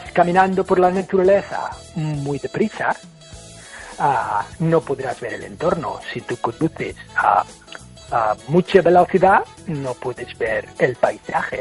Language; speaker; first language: Spanish; non-native, fluent; English